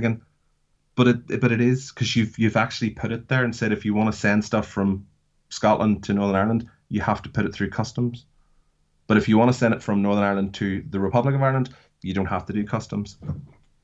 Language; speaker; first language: English; native; English